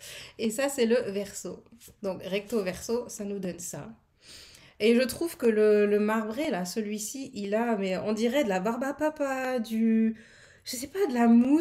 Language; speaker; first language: French; native; French